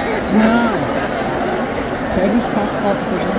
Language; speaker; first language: Portuguese; native; Portuguese